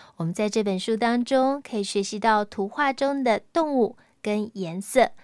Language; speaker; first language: Chinese; native; Chinese